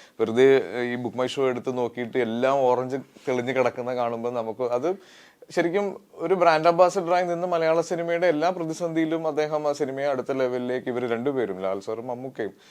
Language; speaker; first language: Malayalam; native; Malayalam